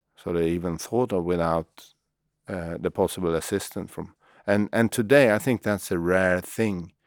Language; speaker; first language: English; non-native, fluent; Swedish